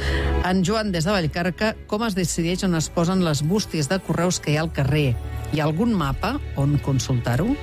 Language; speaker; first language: Catalan; native; Catalan